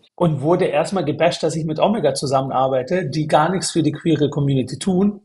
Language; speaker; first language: German; native; German